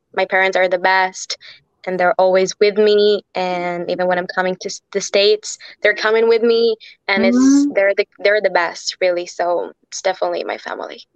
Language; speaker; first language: English; non-native, fluent; Hebrew